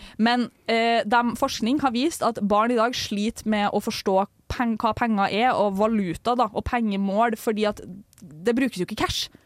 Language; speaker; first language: Norwegian; native; Norwegian